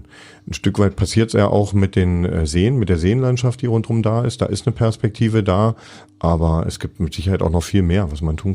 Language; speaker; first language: German; native; German